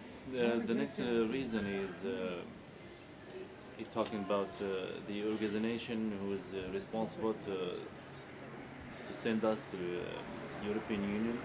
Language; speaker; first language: English; non-native, learner; Arabic